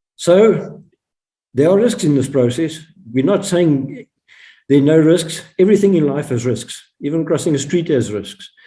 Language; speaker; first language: English; non-native, local second language; Afrikaans